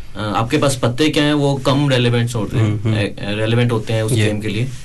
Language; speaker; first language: Hindi; native; Hindi